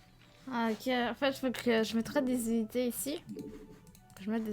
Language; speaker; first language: French; native; French